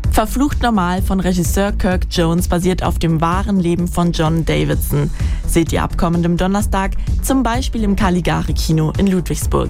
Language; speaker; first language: German; native; German